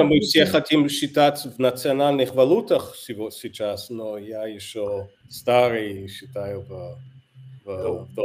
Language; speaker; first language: Russian; non-native, fluent; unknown